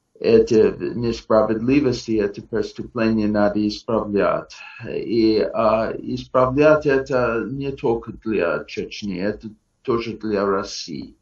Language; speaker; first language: Russian; non-native, fluent; English